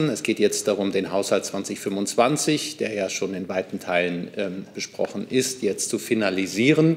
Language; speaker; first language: German; native; German